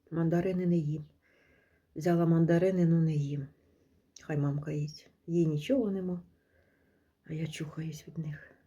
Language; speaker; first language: Ukrainian; native; Ukrainian